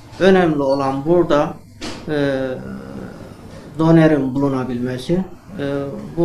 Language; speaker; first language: Turkish; native; Turkish